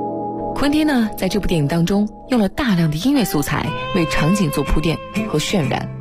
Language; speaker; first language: Chinese; native; Chinese